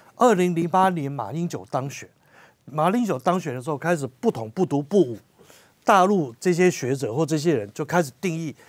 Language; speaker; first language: Chinese; native; Chinese